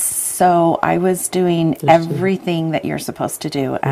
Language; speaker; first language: English; native; English